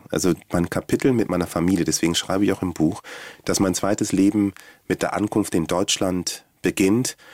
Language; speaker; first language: German; early bilingual, other home language; Swahili